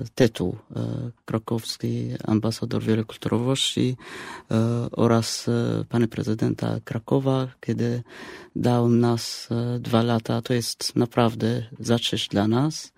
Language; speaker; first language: Polish; non-native, fluent; Arabic